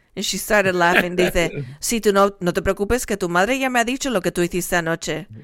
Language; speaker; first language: Spanish; early bilingual, heritage; Spanish